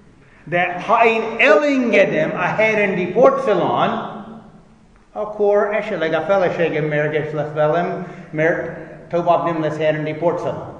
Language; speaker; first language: Hungarian; non-native, fluent; English